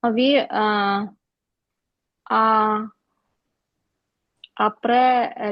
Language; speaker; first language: French; non-native, learner; Ukrainian